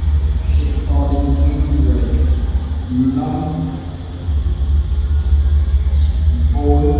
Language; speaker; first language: Vietnamese; non-native, learner; Hindi